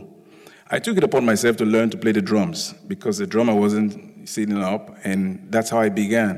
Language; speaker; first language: English; non-native, local second language; Yoruba